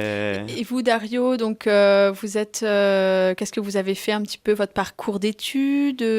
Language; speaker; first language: French; native; French